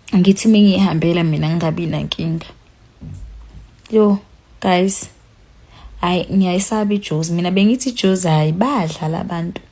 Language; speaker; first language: Zulu; native; Zulu